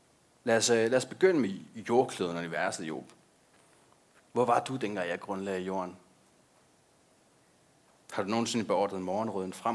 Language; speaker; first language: Danish; native; Danish